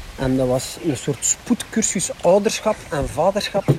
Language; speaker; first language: Dutch; native; Dutch